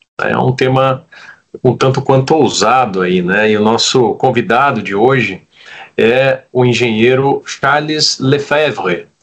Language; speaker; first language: Portuguese; native; Portuguese